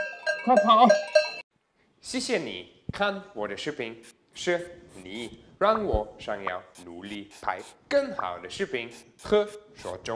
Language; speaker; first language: Chinese; non-native, learner; German